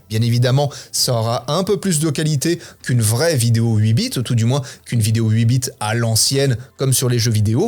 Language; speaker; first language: French; native; French